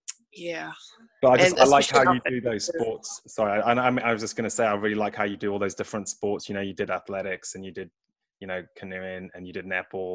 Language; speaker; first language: English; native; English